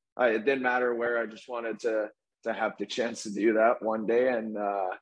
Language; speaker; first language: English; native; English